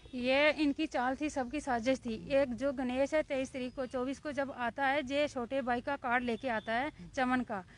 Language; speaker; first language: Hindi; native; Hindi